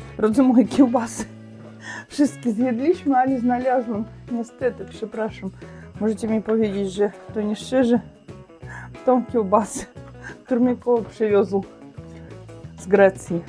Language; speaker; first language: Polish; non-native, learner; Russian